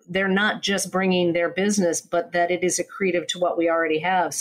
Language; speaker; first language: English; native; English